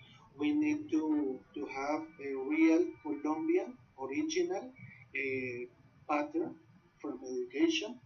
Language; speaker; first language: English; non-native, learner; Spanish